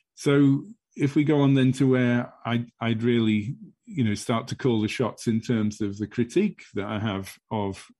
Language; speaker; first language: English; native; English